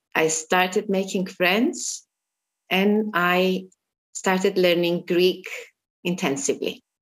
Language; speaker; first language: English; non-native, fluent; Armenian